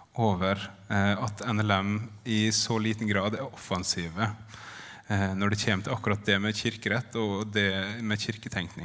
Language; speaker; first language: Norwegian; native; Norwegian